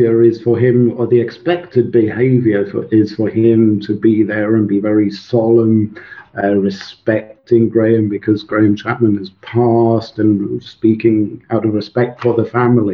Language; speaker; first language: English; non-native, local second language; Swedish